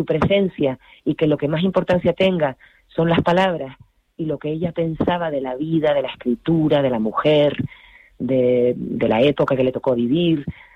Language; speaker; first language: Spanish; native; Spanish